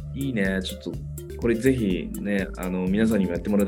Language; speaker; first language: Japanese; native; Japanese